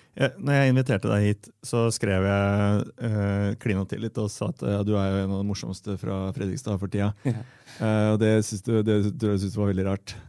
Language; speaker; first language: Norwegian; native; Norwegian